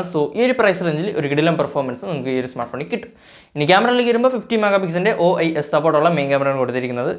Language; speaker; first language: Malayalam; native; Malayalam